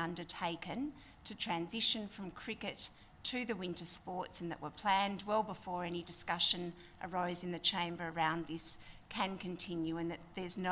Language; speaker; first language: English; native; English